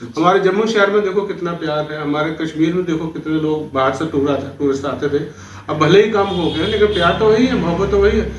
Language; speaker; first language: Hindi; non-native, local second language; Dogri